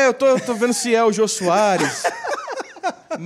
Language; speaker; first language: Portuguese; native; Portuguese